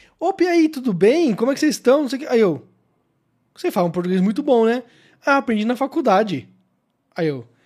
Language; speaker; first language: Portuguese; native; Portuguese